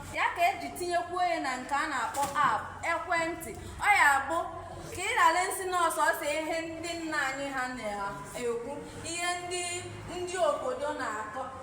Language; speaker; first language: Igbo; native; Igbo